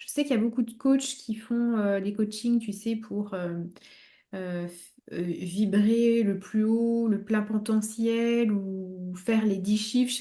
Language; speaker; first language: French; native; French